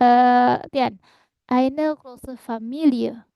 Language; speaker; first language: German; non-native, fluent; Indonesian